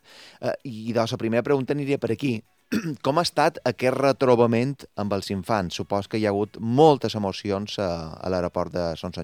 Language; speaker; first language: Catalan; native; Catalan